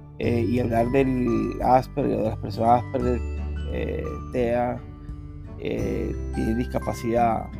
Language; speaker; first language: Spanish; native; Spanish